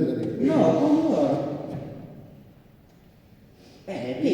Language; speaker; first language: Italian; non-native, learner; French